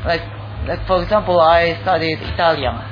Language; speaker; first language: English; non-native, fluent; Japanese